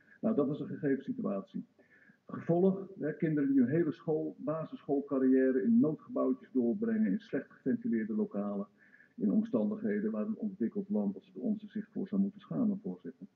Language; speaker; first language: Dutch; native; Dutch